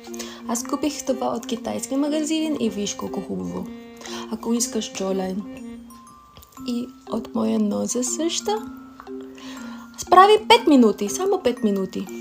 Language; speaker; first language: Bulgarian; non-native, learner; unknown